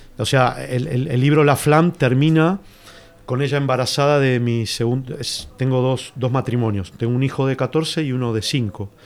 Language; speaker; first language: Spanish; native; Spanish